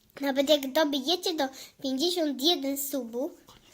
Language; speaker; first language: Polish; native; Polish